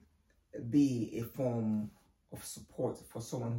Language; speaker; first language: English; non-native, local second language; Yoruba